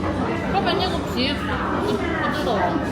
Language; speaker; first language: Korean; non-native, learner; Chinese